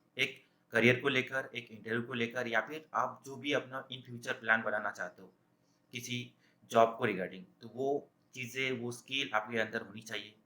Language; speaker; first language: Hindi; native; Hindi